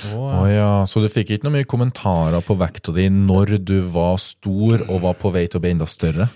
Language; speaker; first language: Norwegian; native; Norwegian